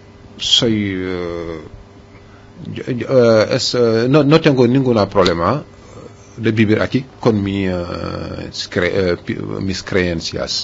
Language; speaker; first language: Spanish; non-native, fluent; Wolof